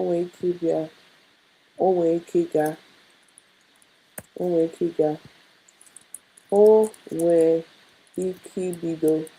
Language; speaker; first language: Igbo; non-native, learner; English